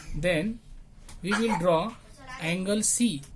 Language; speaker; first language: English; non-native, local second language; Marathi